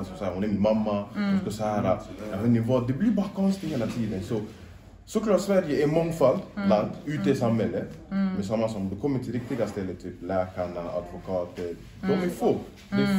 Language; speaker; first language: Swedish; non-native, local second language; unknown